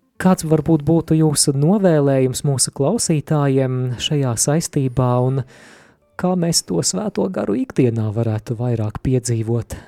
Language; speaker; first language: Latvian; native; Latvian